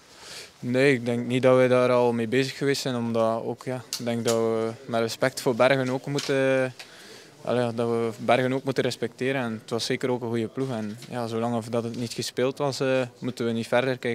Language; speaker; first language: Dutch; native; Dutch